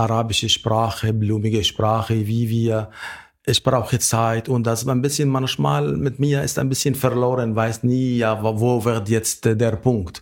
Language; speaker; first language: German; non-native, learner; Arabic